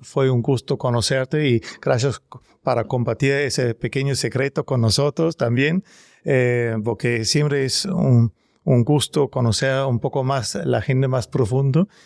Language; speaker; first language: Spanish; non-native, learner; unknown